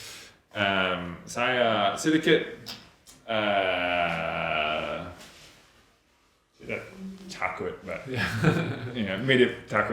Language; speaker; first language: Indonesian; non-native, learner; English